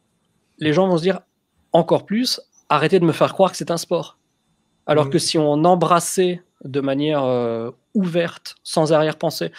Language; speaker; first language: French; native; French